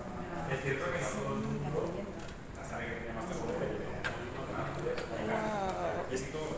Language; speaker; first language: Spanish; native; Spanish